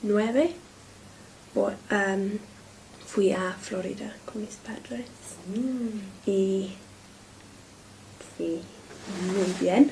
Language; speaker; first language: Spanish; non-native, learner; English